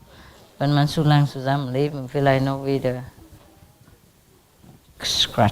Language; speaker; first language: German; non-native, learner; Vietnamese